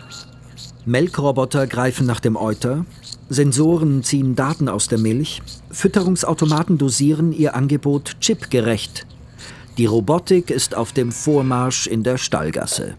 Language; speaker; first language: German; native; German